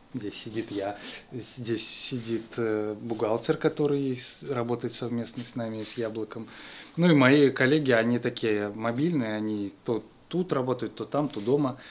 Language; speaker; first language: Russian; native; Russian